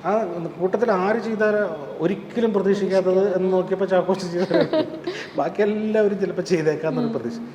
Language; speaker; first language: Malayalam; native; Malayalam